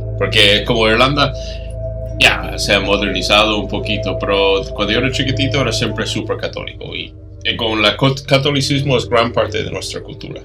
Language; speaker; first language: Spanish; non-native, fluent; English